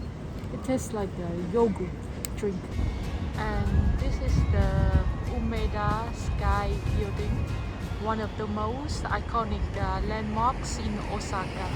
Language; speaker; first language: English; non-native, fluent; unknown